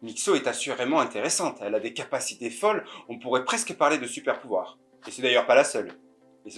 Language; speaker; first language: French; native; French